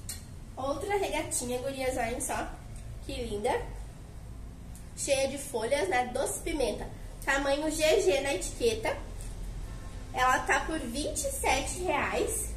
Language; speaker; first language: Portuguese; native; Portuguese